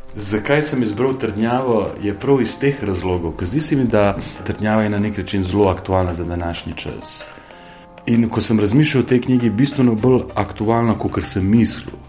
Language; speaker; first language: Slovenian; non-native, local second language; Bosnian